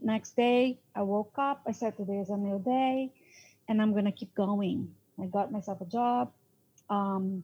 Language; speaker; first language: English; non-native, fluent; Portuguese